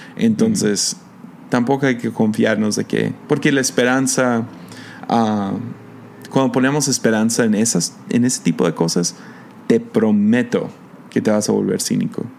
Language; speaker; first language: Spanish; non-native, fluent; English